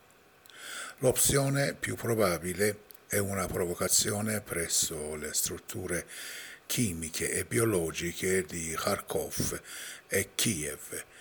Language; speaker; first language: Italian; non-native, fluent; Persian